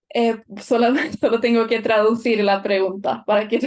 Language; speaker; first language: Spanish; non-native, fluent; Swedish